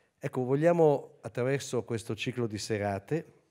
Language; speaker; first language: Italian; native; Italian